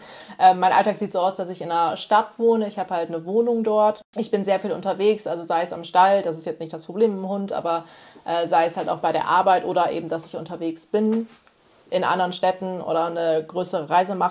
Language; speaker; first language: German; native; German